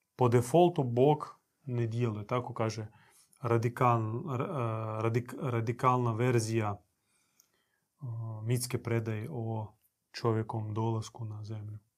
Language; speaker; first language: Croatian; native; Croatian